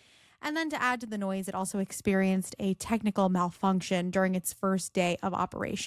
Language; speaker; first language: English; native; English